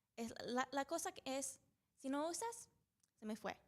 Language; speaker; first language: Spanish; early bilingual, heritage; Spanish